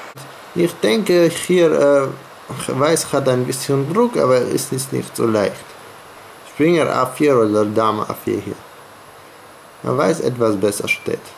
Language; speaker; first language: German; non-native, fluent; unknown